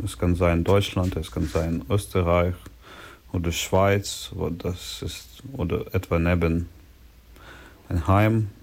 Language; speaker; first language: German; non-native, learner; Ukrainian